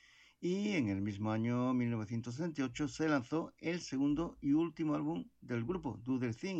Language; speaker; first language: Spanish; native; Spanish